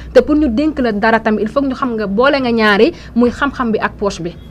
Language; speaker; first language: Wolof; native; Wolof